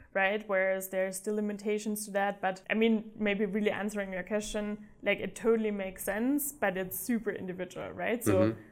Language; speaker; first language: English; non-native, fluent; German